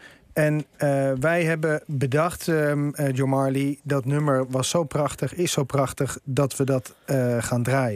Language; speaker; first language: Dutch; native; Dutch